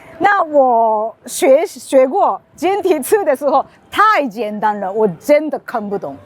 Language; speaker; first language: Chinese; non-native, fluent; Japanese